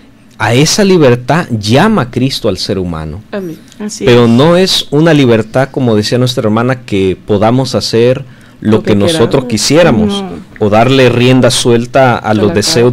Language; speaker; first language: Spanish; native; Spanish